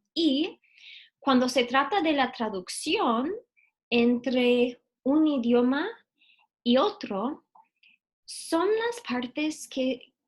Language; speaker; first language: Spanish; non-native, fluent; English